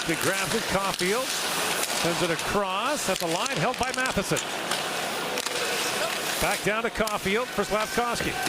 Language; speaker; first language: English; native; English